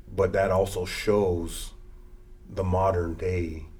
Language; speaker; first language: English; early bilingual, other home language; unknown